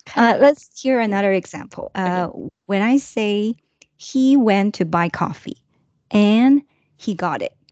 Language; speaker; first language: English; non-native, fluent; Chinese